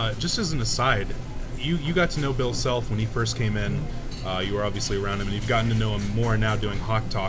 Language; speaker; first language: English; native; English